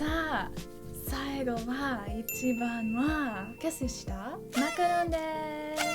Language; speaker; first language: Japanese; non-native, learner; English